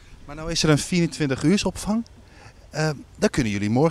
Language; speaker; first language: Dutch; native; Dutch